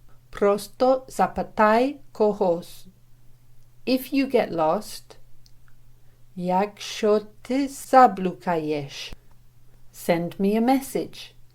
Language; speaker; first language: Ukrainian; non-native, learner; English